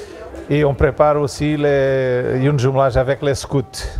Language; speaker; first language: French; non-native, learner; Portuguese